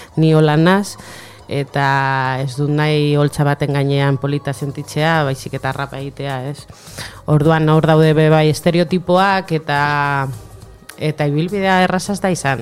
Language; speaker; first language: Basque; non-native, local second language; Spanish